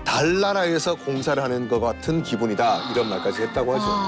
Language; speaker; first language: Korean; native; Korean